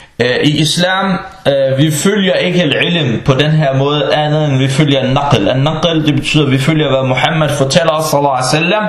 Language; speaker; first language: Danish; non-native, fluent; Arabic